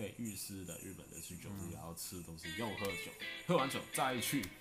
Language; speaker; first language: Chinese; non-native, local second language; Cantonese